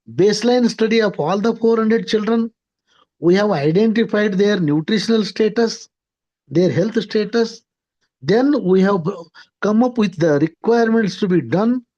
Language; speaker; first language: English; non-native, local second language; Marathi